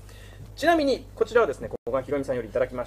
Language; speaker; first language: Japanese; native; Japanese